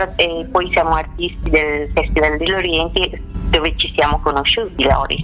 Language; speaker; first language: Italian; non-native, fluent; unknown